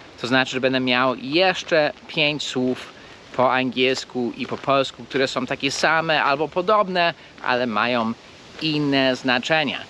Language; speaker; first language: Polish; non-native, fluent; English